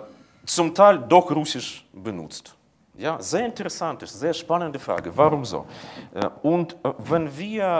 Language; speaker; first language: German; non-native, fluent; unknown